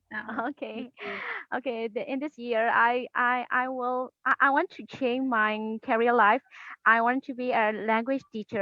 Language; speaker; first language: English; non-native, learner; Burmese